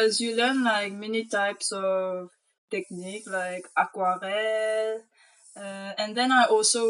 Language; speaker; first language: English; non-native, local second language; Morisyen